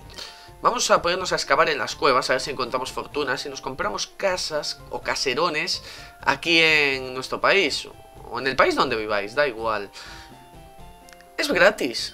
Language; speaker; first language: Spanish; native; Spanish